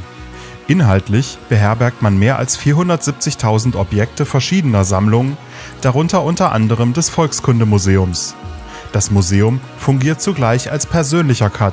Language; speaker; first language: German; native; German